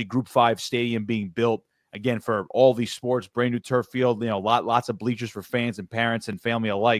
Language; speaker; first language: English; native; English